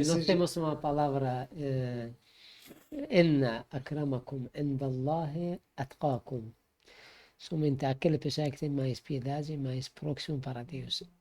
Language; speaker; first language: Portuguese; non-native, learner; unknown